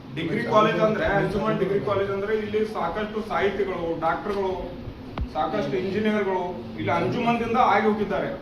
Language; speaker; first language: Kannada; non-native, local second language; Urdu